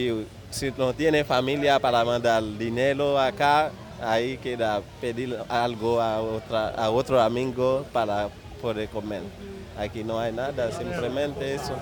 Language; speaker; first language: Spanish; non-native, learner; Haitian Creole